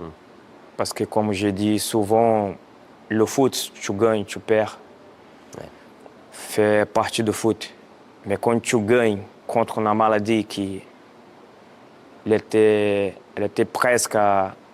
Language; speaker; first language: French; non-native, fluent; Portuguese